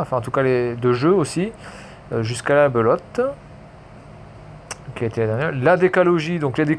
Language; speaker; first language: French; native; French